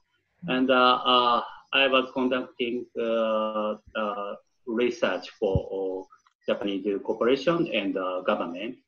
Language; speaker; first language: English; non-native, learner; Japanese